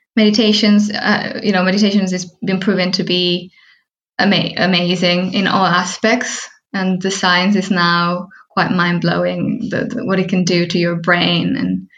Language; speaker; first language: English; early bilingual, heritage; Spanish